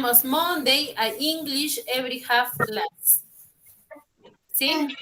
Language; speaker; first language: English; non-native, learner; Spanish